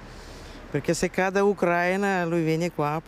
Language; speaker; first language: Italian; non-native, learner; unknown